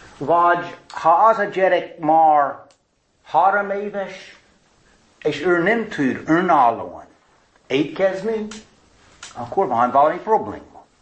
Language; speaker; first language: Hungarian; non-native, fluent; English